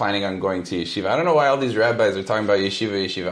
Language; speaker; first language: English; native; English